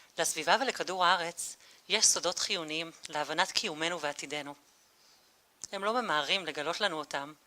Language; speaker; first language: Hebrew; native; Hebrew